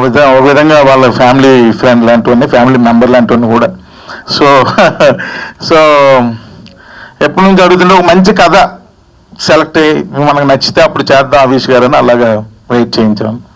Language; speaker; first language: Telugu; native; Telugu